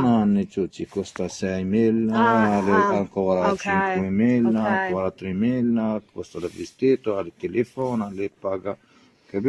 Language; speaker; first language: Italian; non-native, learner; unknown